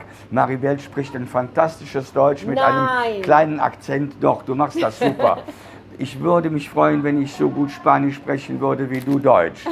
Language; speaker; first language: German; native; German